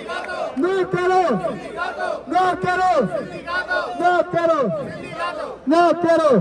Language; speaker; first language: Spanish; non-native, learner; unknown